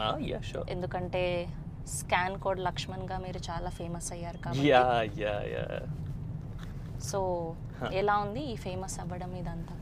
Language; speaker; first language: Telugu; native; Telugu